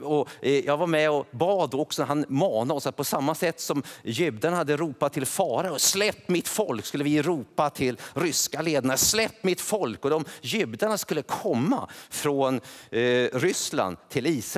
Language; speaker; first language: Swedish; native; Swedish